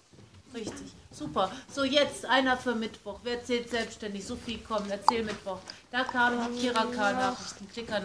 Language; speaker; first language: German; native; German